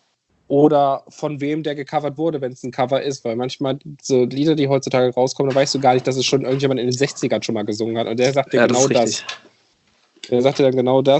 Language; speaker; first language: German; native; German